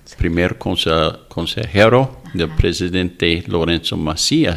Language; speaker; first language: Spanish; non-native, fluent; English